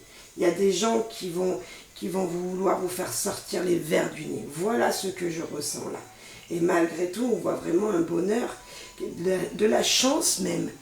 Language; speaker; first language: French; native; French